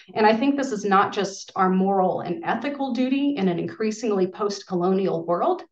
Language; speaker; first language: English; native; English